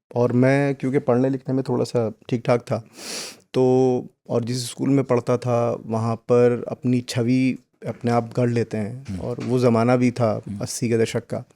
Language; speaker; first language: Hindi; native; Hindi